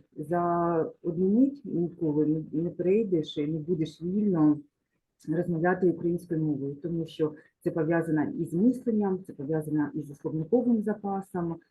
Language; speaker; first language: Ukrainian; non-native, local second language; Russian